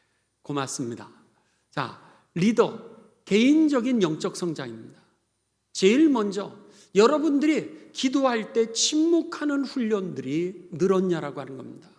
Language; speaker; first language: Korean; native; Korean